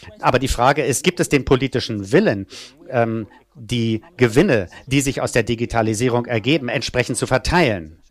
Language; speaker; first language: German; non-native, fluent; Italian